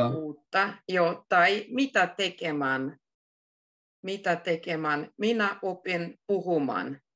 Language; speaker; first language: Finnish; native; Finnish